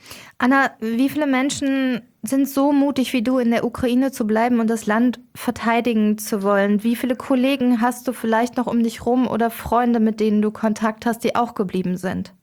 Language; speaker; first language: German; native; German